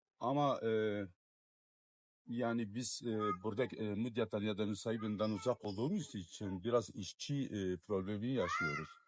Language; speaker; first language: Turkish; non-native, fluent; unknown